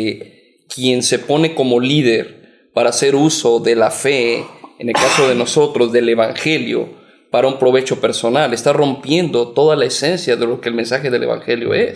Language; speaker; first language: Spanish; native; Spanish